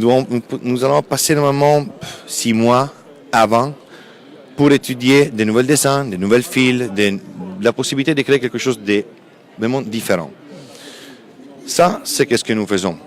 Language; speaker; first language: French; non-native, fluent; Italian